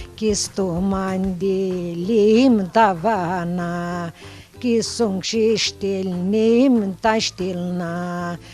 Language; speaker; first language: Turkish; non-native, local second language; Greek